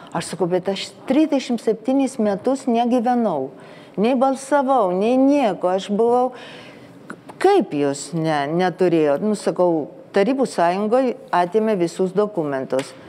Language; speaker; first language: Lithuanian; early bilingual, other home language; Spanish